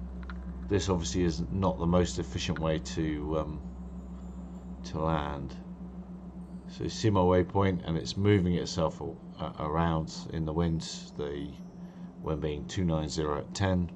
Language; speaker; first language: English; native; English